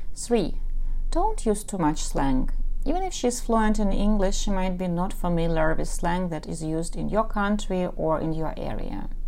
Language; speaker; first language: English; non-native, fluent; Russian